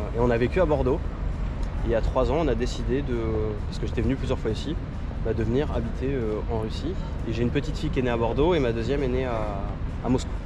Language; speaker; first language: French; native; French